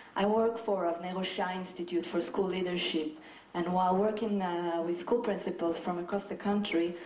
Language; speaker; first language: English; non-native, fluent; Hebrew